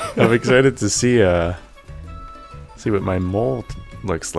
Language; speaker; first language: English; native; English